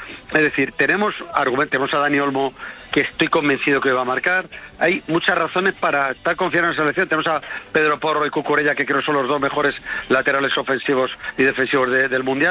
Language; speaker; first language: Spanish; native; Spanish